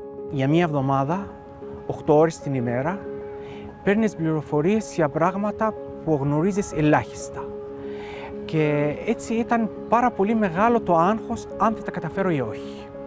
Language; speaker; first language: Greek; non-native, fluent; Arabic